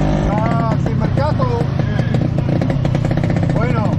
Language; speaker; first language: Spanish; non-native, learner; French